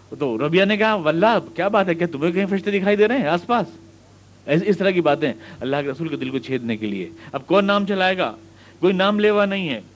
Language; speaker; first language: Urdu; native; Urdu